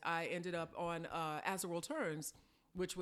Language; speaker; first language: English; native; English